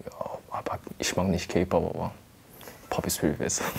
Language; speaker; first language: German; non-native, learner; Korean